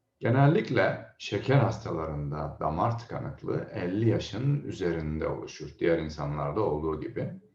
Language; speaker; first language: Turkish; native; Turkish